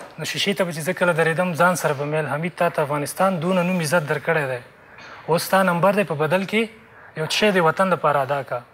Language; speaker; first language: Pashto; native; Pashto